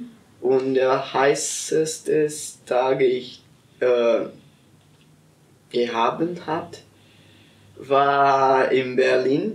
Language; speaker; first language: German; non-native, learner; Portuguese